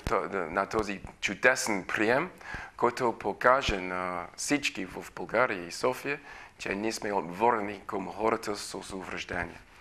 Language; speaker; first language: Bulgarian; non-native, fluent; English